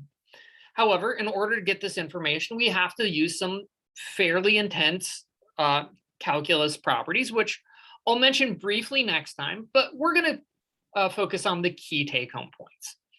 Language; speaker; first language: English; native; English